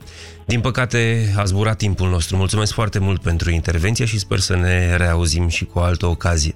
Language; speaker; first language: Romanian; native; Romanian